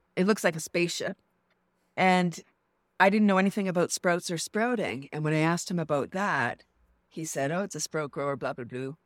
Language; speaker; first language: English; native; English